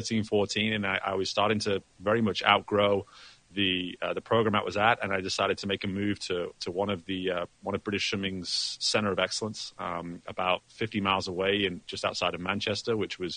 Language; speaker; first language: English; native; English